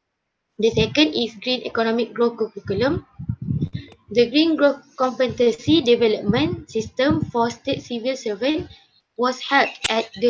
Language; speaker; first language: English; non-native, learner; Indonesian